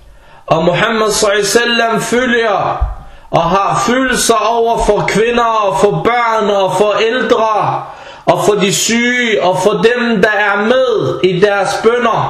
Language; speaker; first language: Danish; non-native, fluent; Arabic